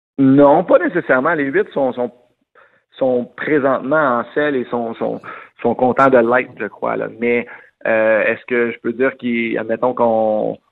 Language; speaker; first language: French; native; French